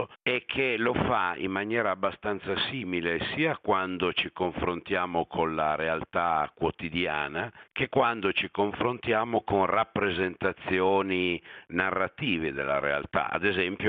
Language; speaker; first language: Italian; native; Italian